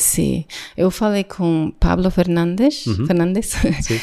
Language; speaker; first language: Portuguese; non-native, learner; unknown